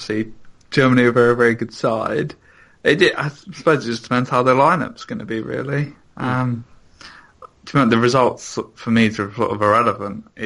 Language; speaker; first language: English; native; English